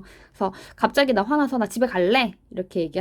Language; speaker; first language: Korean; native; Korean